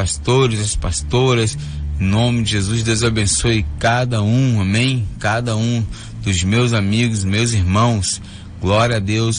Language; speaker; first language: Portuguese; native; Portuguese